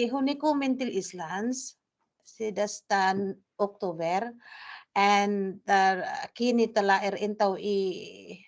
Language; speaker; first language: Icelandic; non-native, learner; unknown